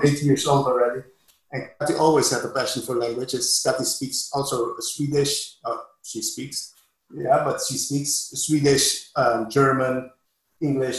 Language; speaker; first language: English; non-native, fluent; Papiamento